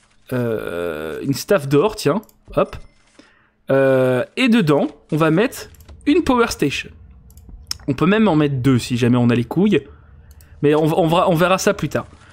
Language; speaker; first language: French; native; French